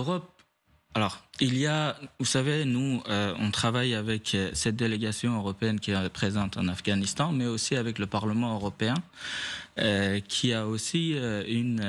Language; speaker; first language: French; non-native, fluent; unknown